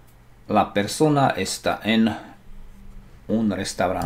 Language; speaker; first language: Spanish; non-native, learner; Slovak